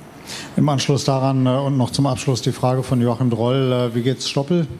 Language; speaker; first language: German; native; German